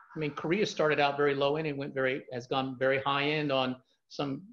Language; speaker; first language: English; native; English